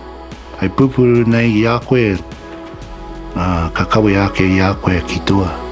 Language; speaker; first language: Māori; non-native, local second language; English